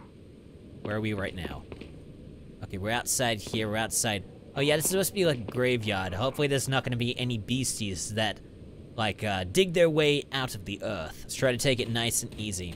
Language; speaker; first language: English; native; English